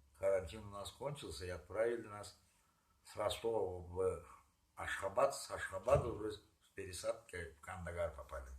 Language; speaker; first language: Russian; non-native, local second language; Karachay-Balkar